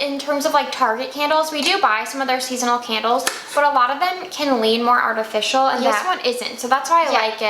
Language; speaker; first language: English; native; English